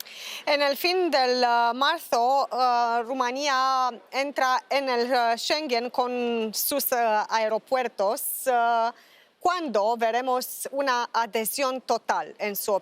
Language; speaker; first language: Spanish; non-native, fluent; Romanian